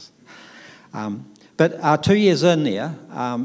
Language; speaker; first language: English; native; English